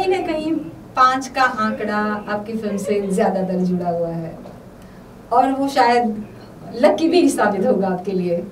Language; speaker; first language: Hindi; non-native, local second language; Gujarati